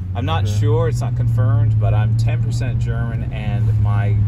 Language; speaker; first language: English; native; English